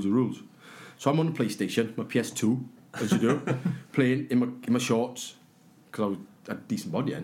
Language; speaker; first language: English; native; English